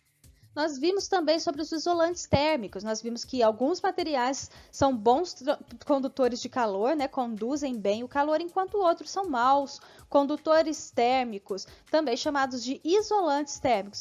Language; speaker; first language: Portuguese; native; Portuguese